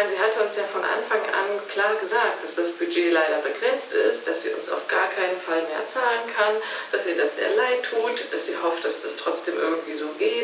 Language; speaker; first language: German; native; German